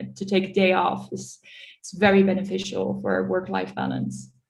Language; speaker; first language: English; early bilingual, other home language; Dutch